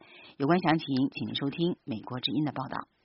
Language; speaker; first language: Chinese; native; Chinese